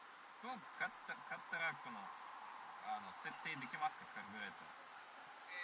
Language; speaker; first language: Japanese; non-native, learner; Russian